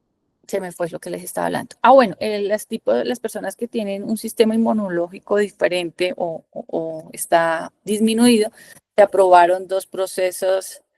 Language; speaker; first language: Spanish; native; Spanish